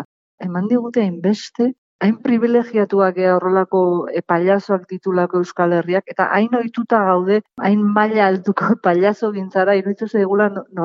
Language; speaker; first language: Basque; native; Basque